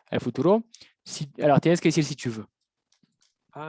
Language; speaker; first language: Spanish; non-native, fluent; French